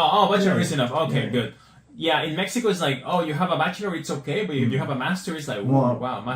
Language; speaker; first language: English; non-native, fluent; Spanish